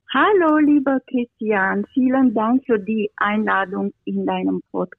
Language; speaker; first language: German; non-native, fluent; Romanian